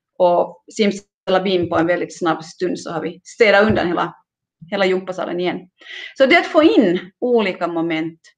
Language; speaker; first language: Swedish; native; Swedish